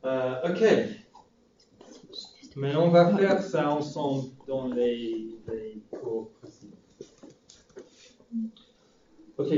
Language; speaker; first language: French; non-native, fluent; English